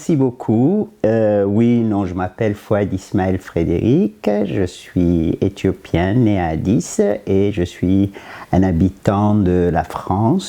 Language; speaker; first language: French; non-native, fluent; Amharic